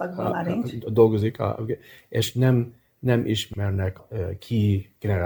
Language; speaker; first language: Hungarian; early bilingual, heritage; English